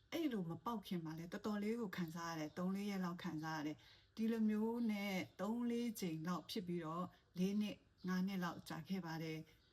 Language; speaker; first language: Burmese; non-native, local second language; Shan